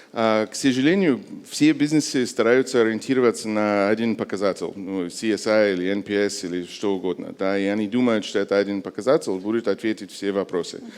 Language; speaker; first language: Russian; non-native, fluent; English